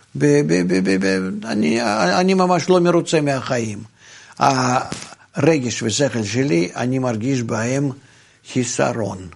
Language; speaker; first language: Hebrew; non-native, fluent; Russian